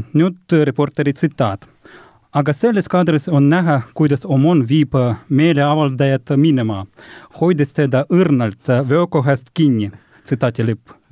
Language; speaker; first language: Estonian; non-native, local second language; Russian